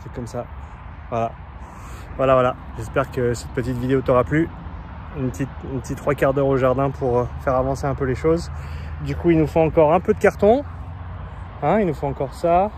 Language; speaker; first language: French; native; French